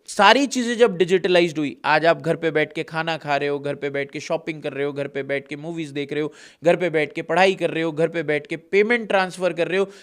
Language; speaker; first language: Hindi; native; Hindi